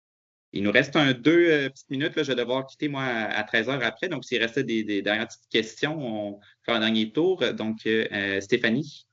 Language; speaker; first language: French; native; French